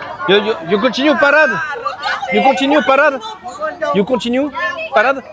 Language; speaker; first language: English; non-native, learner; French